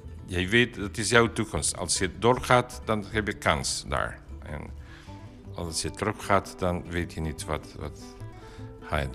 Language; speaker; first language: Dutch; non-native, fluent; Bosnian